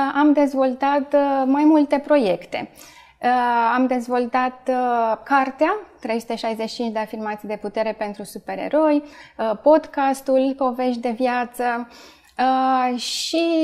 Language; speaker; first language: Romanian; native; Romanian